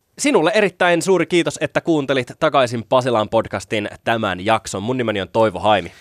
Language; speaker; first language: Finnish; native; Finnish